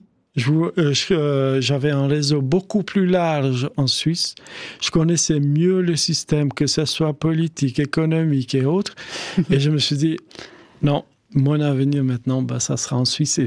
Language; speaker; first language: French; non-native, fluent; Albanian